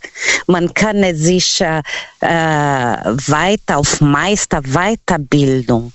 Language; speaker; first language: German; non-native, learner; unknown